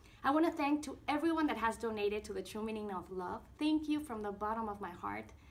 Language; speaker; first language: English; non-native, fluent; Spanish